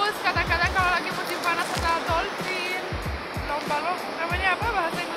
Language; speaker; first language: Indonesian; non-native, fluent; Romanian